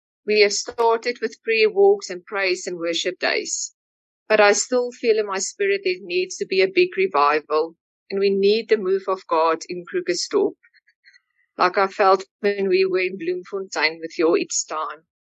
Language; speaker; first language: English; non-native, local second language; Afrikaans